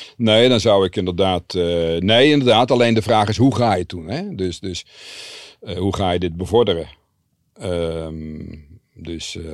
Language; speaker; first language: Dutch; native; Dutch